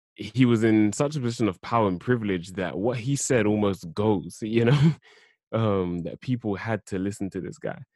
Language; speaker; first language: English; native; English